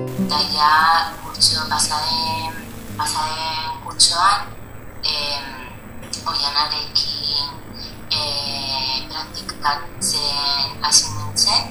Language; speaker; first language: Basque; non-native, learner; Spanish